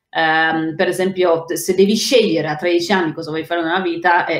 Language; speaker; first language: Italian; non-native, fluent; Dutch